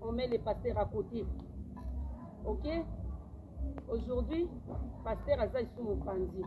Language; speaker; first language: French; non-native, local second language; Lingala